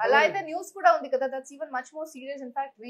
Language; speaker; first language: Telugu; non-native, local second language; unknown